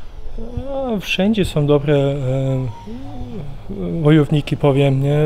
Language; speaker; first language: Polish; early bilingual, heritage; Polish